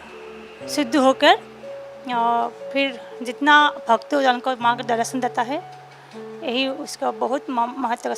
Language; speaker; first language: Hindi; non-native, local second language; Assamese